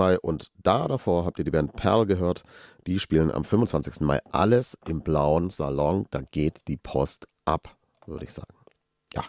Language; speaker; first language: German; native; German